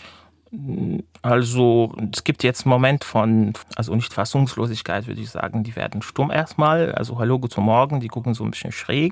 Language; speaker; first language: German; non-native, fluent; Arabic